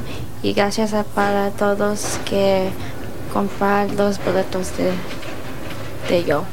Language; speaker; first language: Spanish; early bilingual, heritage; Spanish